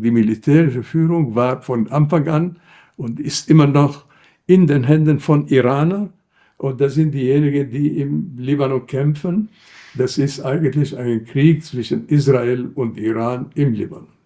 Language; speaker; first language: German; non-native, fluent; Arabic